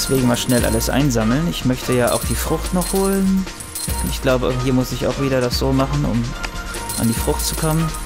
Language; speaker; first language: German; native; German